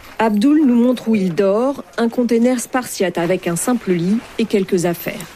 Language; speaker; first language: French; native; French